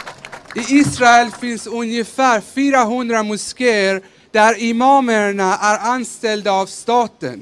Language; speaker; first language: Swedish; early bilingual, other home language; Persian